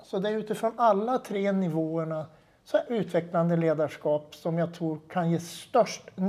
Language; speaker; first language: Swedish; native; Swedish